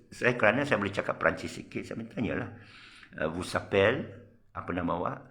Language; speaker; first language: Malay; non-native, local second language; Chinese